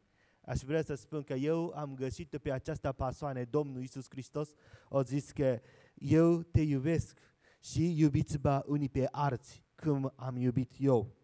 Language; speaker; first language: Romanian; non-native, learner; Japanese